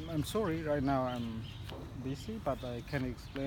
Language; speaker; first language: English; non-native, fluent; Khmer